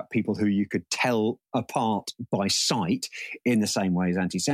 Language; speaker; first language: English; native; English